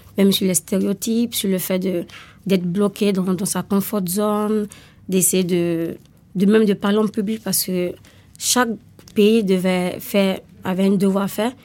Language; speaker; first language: French; non-native, fluent; Italian